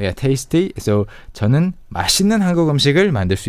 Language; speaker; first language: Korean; native; Korean